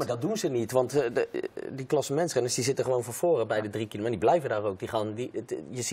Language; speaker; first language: Dutch; native; Dutch